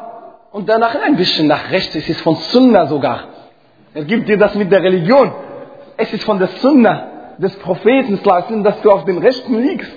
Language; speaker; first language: German; non-native, fluent; Arabic